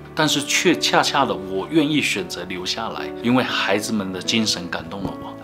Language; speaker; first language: Chinese; native; Chinese